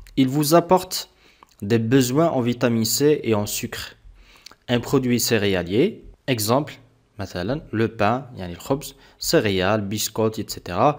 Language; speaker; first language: French; non-native, local second language; Arabic